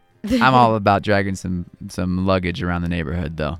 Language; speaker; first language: English; native; English